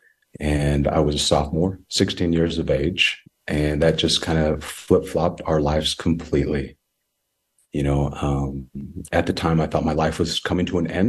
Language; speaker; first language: English; native; English